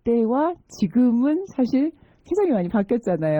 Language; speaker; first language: Korean; native; Korean